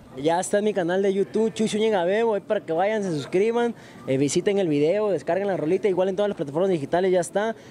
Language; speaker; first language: Spanish; native; Spanish